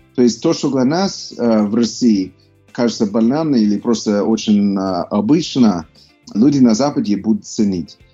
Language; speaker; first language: Russian; non-native, fluent; English